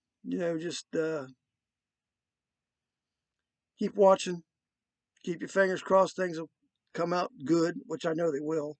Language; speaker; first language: English; native; English